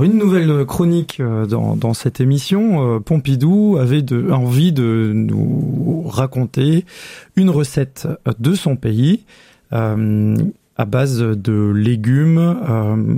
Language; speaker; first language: French; native; French